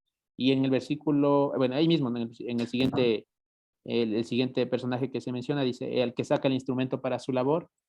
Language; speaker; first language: Spanish; native; Spanish